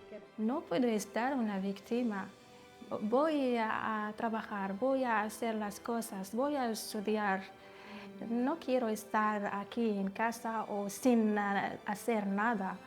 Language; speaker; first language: Spanish; non-native, learner; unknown